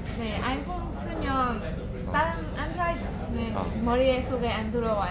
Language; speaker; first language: Korean; non-native, learner; Burmese